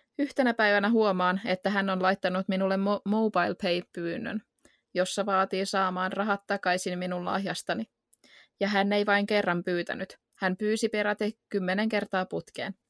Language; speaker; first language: Finnish; native; Finnish